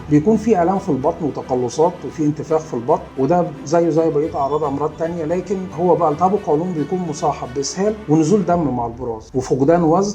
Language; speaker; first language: Arabic; native; Arabic